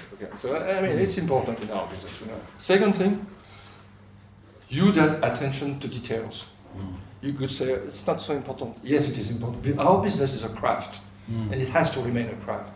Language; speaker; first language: English; non-native, fluent; French